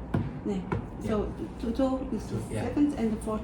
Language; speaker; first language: English; non-native, fluent; Dutch